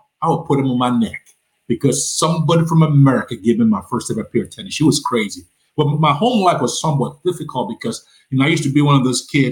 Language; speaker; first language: English; non-native, local second language; Yoruba